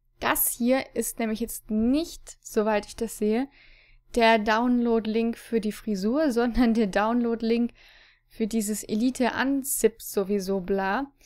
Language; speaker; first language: German; native; German